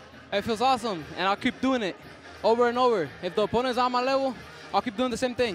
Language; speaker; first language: English; early bilingual, other home language; Spanish